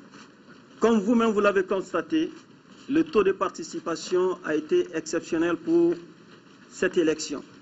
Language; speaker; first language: French; non-native, local second language; Bambara